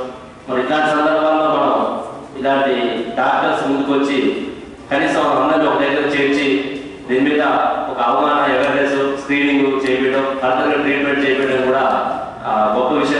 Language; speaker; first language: Telugu; native; Telugu